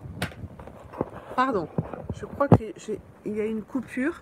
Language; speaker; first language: French; native; French